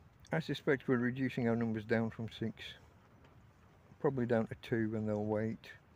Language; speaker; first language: English; native; English